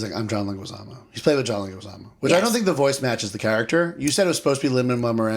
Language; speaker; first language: English; native; English